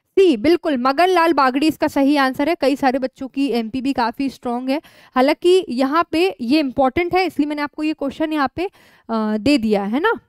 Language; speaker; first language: Hindi; native; Hindi